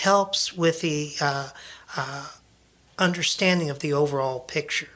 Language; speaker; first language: English; native; English